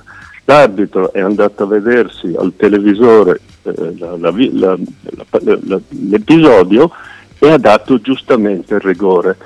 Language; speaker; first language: Italian; native; Italian